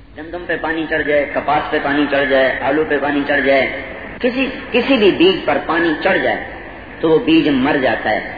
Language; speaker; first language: Urdu; non-native, local second language; Punjabi